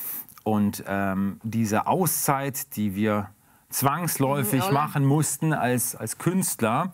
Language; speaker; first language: German; native; German